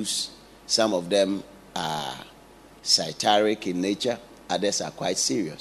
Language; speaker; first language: English; non-native, local second language; Akan